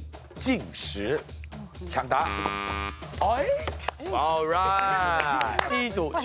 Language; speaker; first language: Chinese; native; Chinese